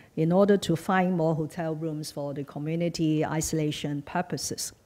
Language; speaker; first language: English; non-native, local second language; Chinese